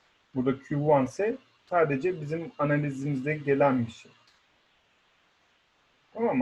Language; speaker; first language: Turkish; native; Turkish